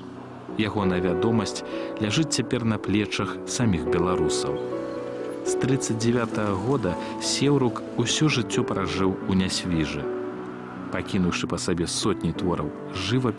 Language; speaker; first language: Belarusian; native; Belarusian